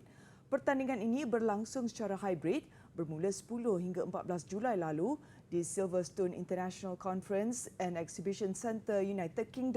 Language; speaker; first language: Malay; native; Malay